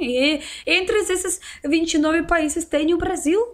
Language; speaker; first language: Portuguese; non-native, learner; Russian